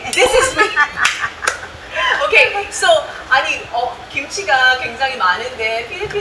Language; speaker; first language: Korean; non-native, fluent; Filipino